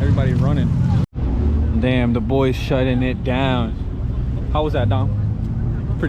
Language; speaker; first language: English; native; English